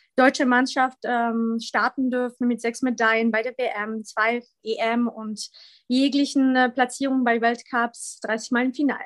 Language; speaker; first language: German; early bilingual, other home language; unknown